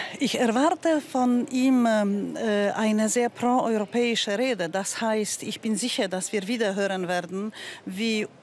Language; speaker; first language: German; non-native, fluent; Polish